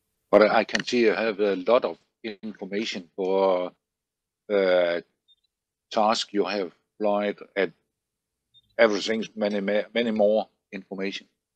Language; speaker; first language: English; non-native, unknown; Danish